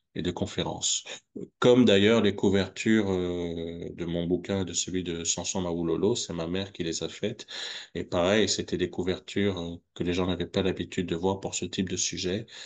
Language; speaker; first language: French; native; French